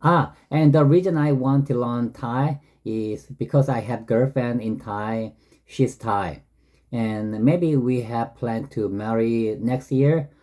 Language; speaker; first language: English; non-native, learner; Korean